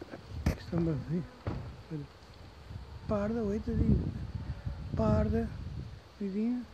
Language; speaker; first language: Dutch; non-native, learner; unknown